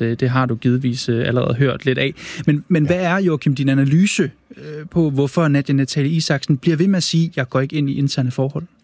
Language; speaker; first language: Danish; native; Danish